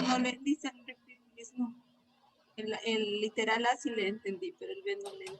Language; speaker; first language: Spanish; native; Spanish